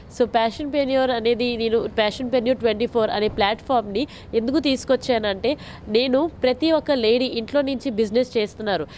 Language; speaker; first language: Telugu; non-native, local second language; Hindi